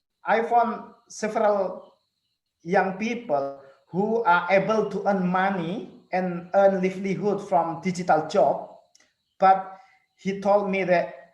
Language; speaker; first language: English; non-native, fluent; Indonesian